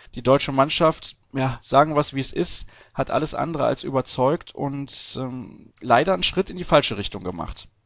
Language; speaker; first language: German; native; German